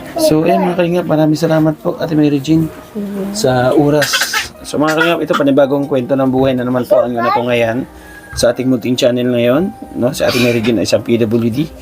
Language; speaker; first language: Filipino; non-native, local second language; Cebuano